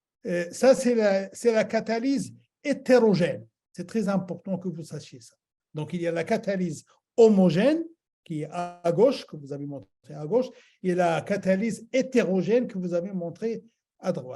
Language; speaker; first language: French; non-native, local second language; Arabic